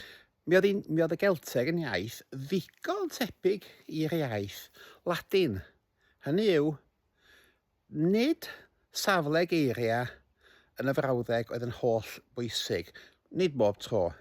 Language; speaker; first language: Welsh; native; Welsh